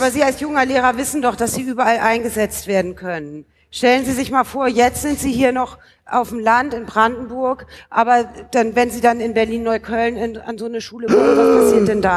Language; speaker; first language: German; native; German